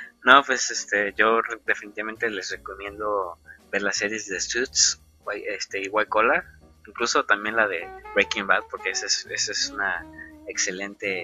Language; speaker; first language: Spanish; native; Spanish